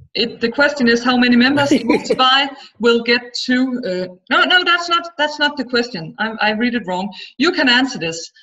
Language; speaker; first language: English; non-native, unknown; Danish